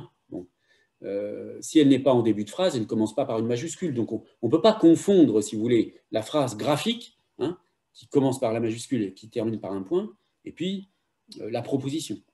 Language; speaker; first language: French; native; French